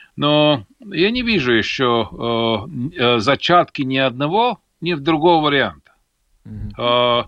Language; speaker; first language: Russian; non-native, local second language; Latvian